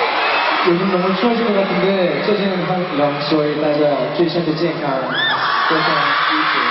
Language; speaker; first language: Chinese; non-native, learner; Korean